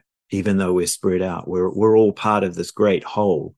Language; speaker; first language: English; native; English